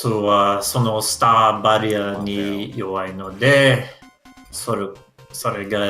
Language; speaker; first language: Japanese; non-native, learner; English